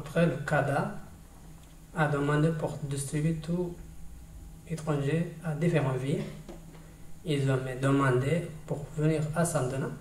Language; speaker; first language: French; non-native, learner; Tigrinya